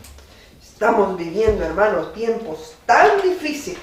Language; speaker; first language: Spanish; native; Spanish